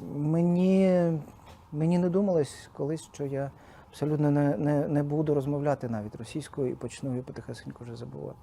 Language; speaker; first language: Ukrainian; non-native, local second language; Russian